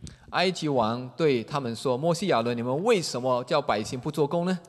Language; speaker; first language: Chinese; native; Chinese